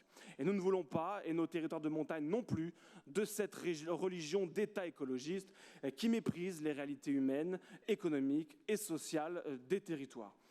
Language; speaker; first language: French; native; French